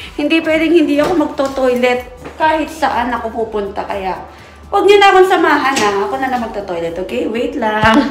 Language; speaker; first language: Filipino; native; Filipino